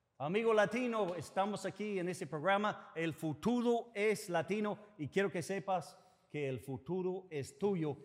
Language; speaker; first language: Spanish; early bilingual, heritage; English